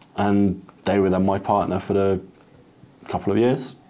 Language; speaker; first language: English; native; English